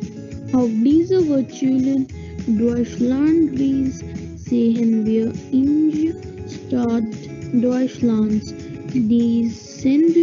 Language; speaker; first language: German; non-native, learner; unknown